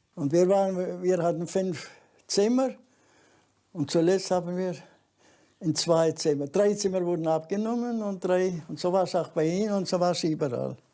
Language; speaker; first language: German; early bilingual, heritage; German